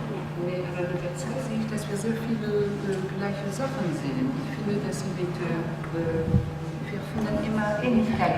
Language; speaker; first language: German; non-native, learner; Kabyle